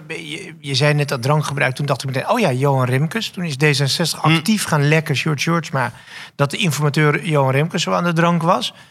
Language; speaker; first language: Dutch; native; Dutch